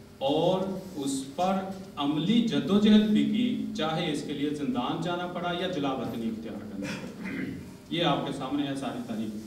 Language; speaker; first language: Urdu; non-native, local second language; Punjabi